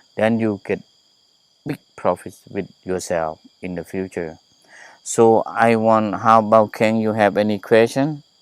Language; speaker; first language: English; non-native, learner; Thai